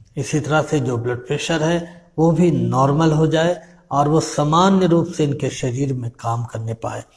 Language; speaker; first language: Hindi; native; Hindi